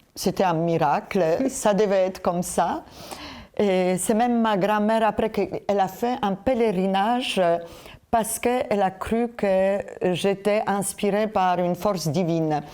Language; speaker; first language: French; non-native, fluent; Polish